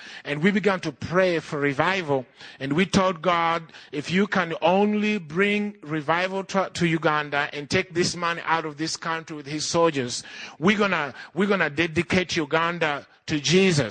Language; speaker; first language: English; non-native, local second language; Ganda